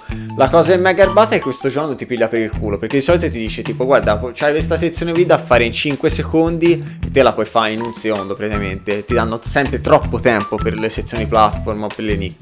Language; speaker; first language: Italian; native; Italian